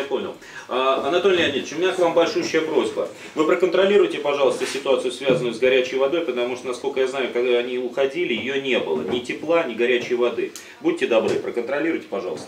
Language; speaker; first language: Russian; native; Russian